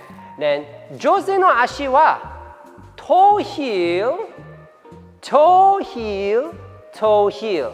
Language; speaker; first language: Japanese; non-native, fluent; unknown